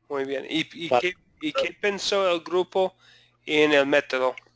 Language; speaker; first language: Spanish; non-native, fluent; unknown